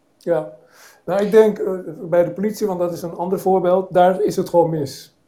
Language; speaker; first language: Dutch; early bilingual, other home language; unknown